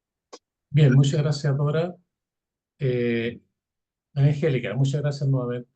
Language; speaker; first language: Spanish; native; Spanish